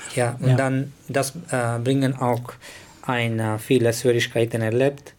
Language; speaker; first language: German; non-native, learner; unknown